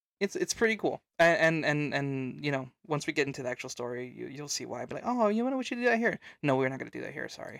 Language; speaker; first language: English; native; English